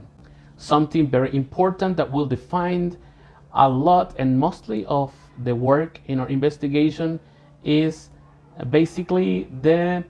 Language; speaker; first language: English; non-native, fluent; Spanish